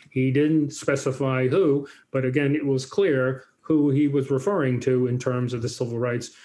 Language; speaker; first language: English; native; English